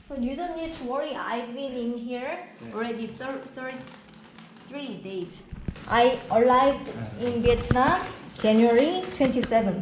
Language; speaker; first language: English; non-native, learner; Korean